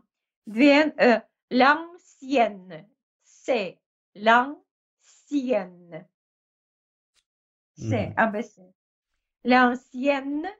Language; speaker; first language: French; non-native, learner; Russian